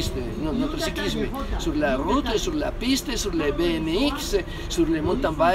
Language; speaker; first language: French; non-native, fluent; Spanish